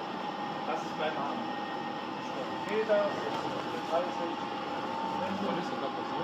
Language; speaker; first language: German; native; German